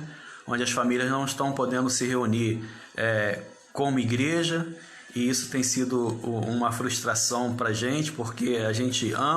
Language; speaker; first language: Portuguese; native; Portuguese